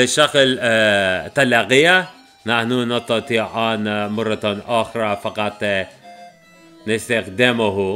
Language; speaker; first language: Arabic; non-native, learner; English